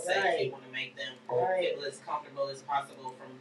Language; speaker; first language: English; native; English